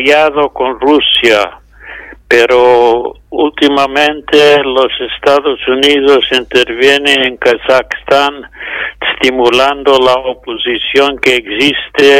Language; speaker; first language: Spanish; non-native, fluent; English